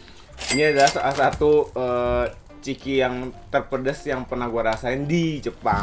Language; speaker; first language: Indonesian; native; Indonesian